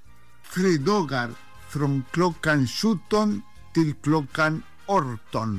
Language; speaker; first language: Swedish; non-native, fluent; Spanish